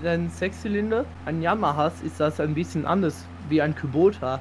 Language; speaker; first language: German; non-native, learner; Dutch